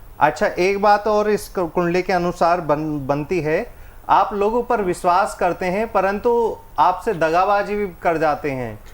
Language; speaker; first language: Hindi; native; Hindi